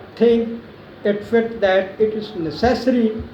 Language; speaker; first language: English; non-native, local second language; Urdu